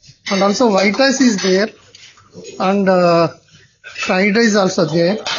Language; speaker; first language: English; non-native, local second language; Telugu